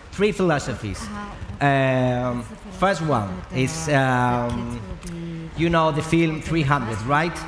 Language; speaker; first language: English; non-native, learner; Spanish